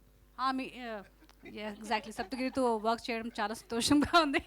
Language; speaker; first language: Telugu; non-native, learner; Hindi